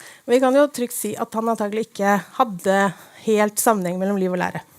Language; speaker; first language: Norwegian; native; Norwegian